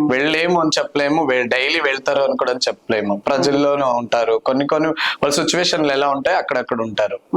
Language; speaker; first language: Telugu; non-native, local second language; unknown